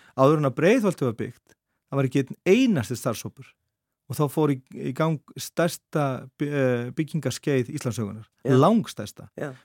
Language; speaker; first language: Icelandic; native; Icelandic